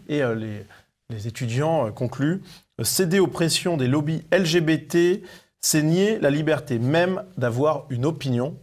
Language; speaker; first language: French; native; French